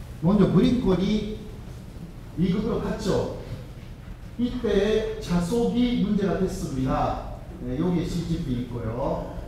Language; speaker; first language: Korean; non-native, fluent; Japanese